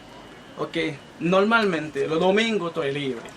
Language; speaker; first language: Spanish; non-native, learner; Haitian Creole